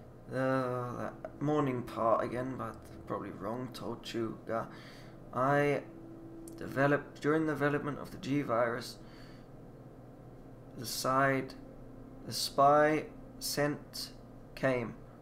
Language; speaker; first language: English; native; English